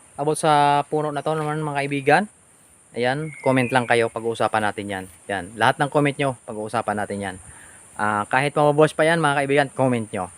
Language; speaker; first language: Filipino; non-native, local second language; Bikol